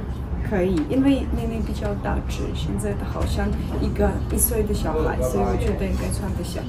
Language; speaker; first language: Chinese; non-native, fluent; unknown